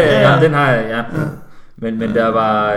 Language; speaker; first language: Danish; native; Danish